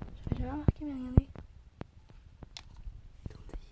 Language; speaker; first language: French; native; French